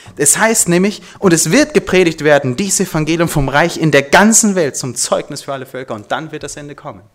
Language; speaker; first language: German; early bilingual, heritage; German